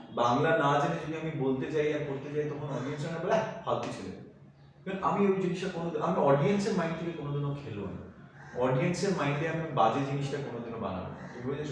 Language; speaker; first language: Bangla; early bilingual, heritage; Bangla